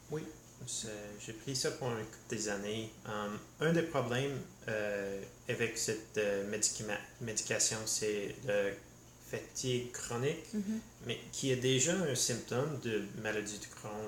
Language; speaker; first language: French; non-native, learner; English